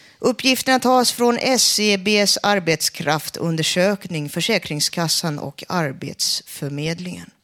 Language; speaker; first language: Swedish; non-native, fluent; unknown